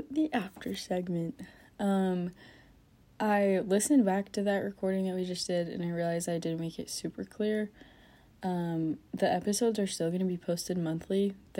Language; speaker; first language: English; native; English